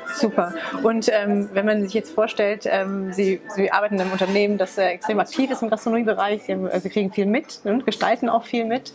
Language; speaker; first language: German; native; German